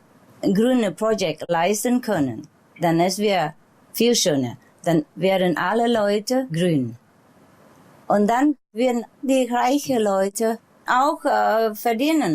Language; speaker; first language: German; non-native, learner; Vietnamese